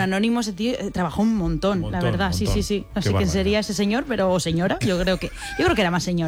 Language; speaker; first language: Spanish; native; Spanish